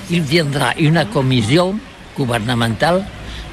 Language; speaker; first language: French; non-native, learner; Catalan